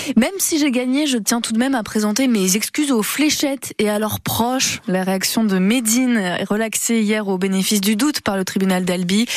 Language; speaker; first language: French; native; French